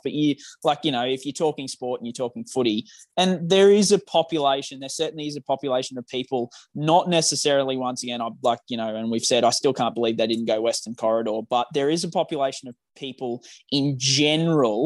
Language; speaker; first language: English; native; English